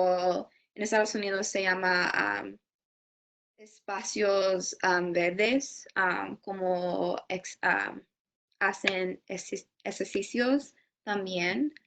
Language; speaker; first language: Spanish; non-native, learner; English